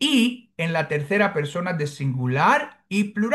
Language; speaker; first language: Spanish; non-native, fluent; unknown